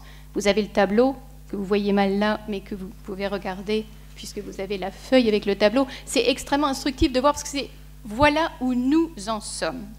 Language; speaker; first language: French; native; French